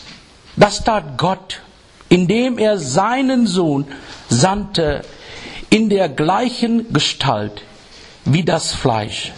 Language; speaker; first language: German; non-native, fluent; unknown